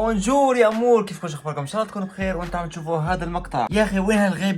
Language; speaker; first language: Arabic; native; Arabic